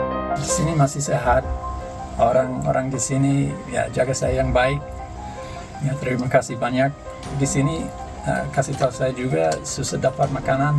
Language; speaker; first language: Indonesian; non-native, learner; English